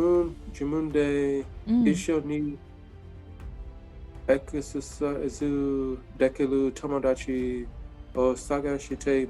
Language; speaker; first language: Japanese; non-native, learner; English